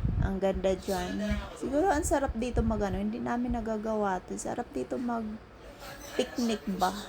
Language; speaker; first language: Filipino; non-native, local second language; Cebuano